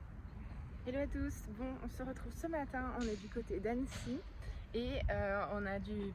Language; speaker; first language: French; native; French